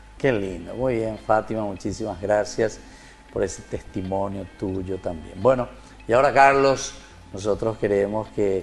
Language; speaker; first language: Spanish; native; Spanish